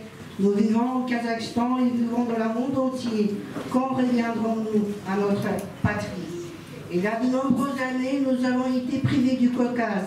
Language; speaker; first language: French; non-native, learner; Ingush